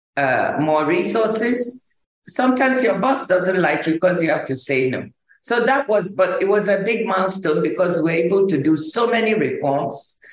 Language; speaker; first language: English; non-native, local second language; Igbo